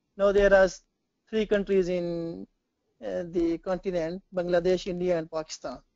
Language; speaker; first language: English; non-native, local second language; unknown